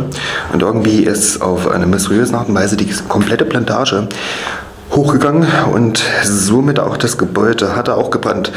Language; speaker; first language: German; native; German